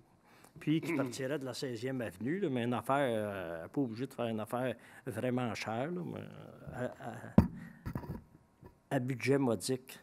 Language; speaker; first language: French; native; French